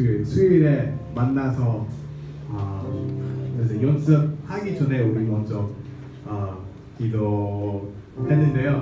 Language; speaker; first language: Korean; non-native, fluent; English